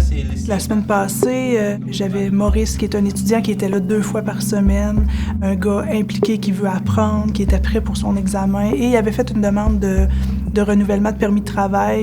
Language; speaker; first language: French; native; French